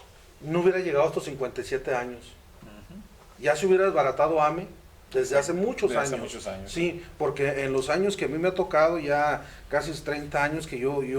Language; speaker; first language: Spanish; native; Spanish